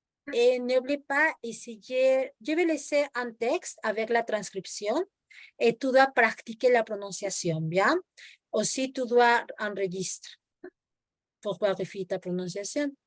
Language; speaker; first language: French; non-native, fluent; Spanish